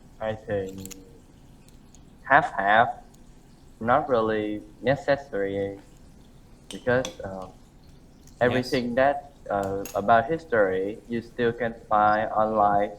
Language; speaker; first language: English; non-native, learner; Vietnamese